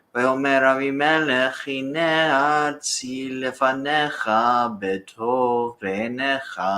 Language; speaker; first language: Hebrew; non-native, learner; English